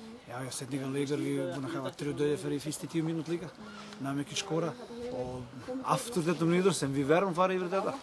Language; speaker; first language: Icelandic; non-native, learner; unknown